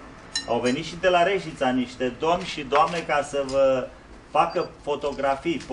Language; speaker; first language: Romanian; native; Romanian